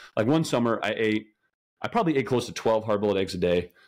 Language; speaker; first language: English; native; English